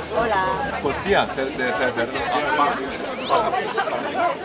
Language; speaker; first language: Spanish; non-native, learner; Korean